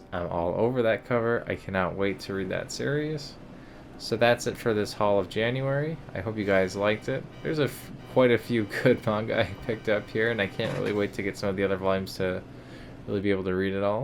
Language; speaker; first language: English; native; English